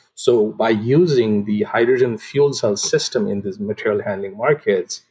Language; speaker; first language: English; non-native, local second language; Nepali